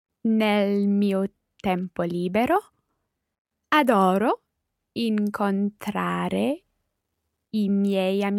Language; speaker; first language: Italian; non-native, learner; English